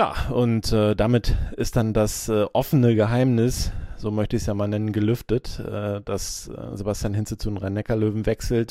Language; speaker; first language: German; native; German